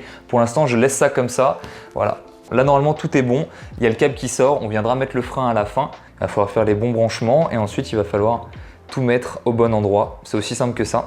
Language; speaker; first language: French; native; French